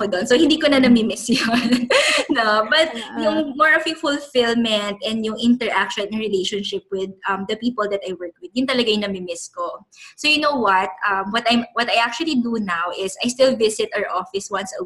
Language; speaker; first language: English; non-native, local second language; Filipino